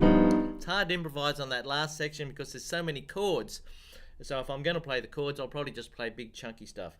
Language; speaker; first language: English; native; English